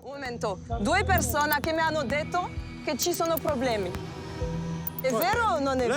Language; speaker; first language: Italian; non-native, learner; French